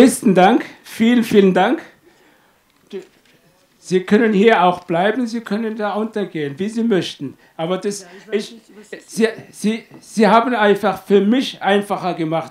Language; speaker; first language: German; non-native, fluent; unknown